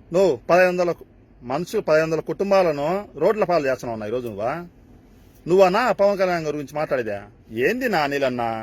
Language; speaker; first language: Telugu; native; Telugu